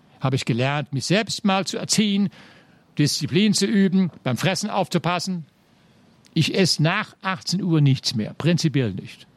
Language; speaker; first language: German; native; German